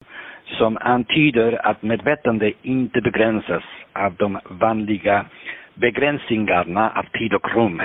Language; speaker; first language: Swedish; non-native, fluent; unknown